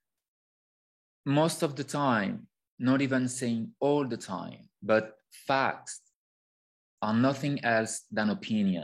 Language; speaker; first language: English; non-native, fluent; French